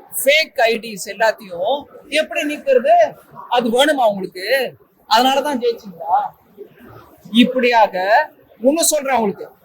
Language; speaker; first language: Tamil; native; Tamil